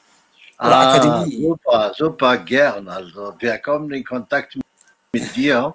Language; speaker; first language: German; non-native, fluent; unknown